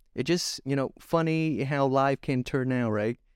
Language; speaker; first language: English; non-native, fluent; Vietnamese